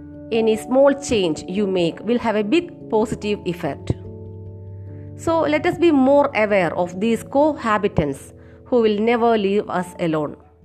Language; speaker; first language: English; non-native, local second language; Malayalam